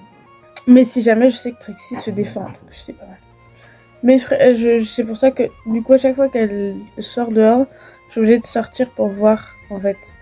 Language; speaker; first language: French; native; French